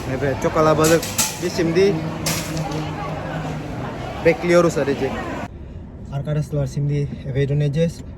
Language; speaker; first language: Turkish; non-native, fluent; Indonesian